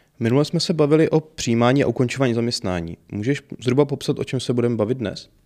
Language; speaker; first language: Czech; native; Czech